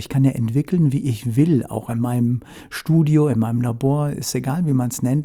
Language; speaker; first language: German; native; German